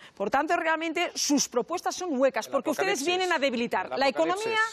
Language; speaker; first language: Spanish; native; Spanish